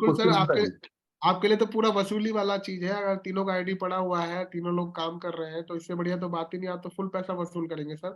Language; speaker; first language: Hindi; native; Hindi